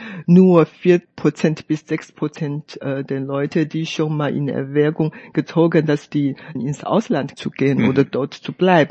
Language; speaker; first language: German; non-native, fluent; Chinese